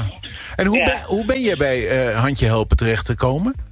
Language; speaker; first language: Dutch; native; Dutch